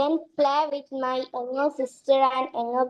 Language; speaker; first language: English; non-native, learner; Malayalam